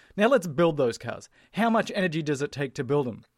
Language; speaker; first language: English; native; English